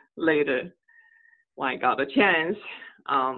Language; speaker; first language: English; non-native, fluent; Chinese